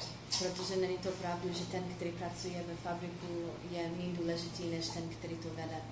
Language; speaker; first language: Czech; non-native, fluent; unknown